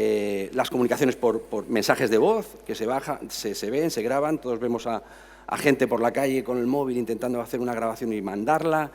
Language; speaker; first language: Spanish; native; Spanish